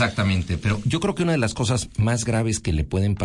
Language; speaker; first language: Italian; non-native, fluent; Spanish